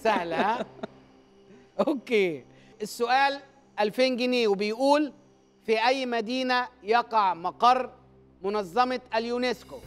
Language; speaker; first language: Arabic; native; Arabic